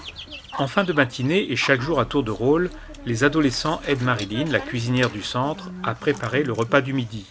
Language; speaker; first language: French; native; French